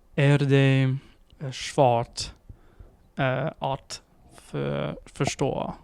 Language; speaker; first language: Swedish; non-native, learner; English